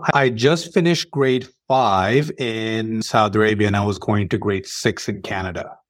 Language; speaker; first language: English; early bilingual, other home language; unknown